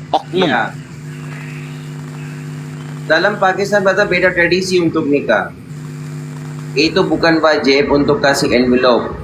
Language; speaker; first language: Indonesian; non-native, learner; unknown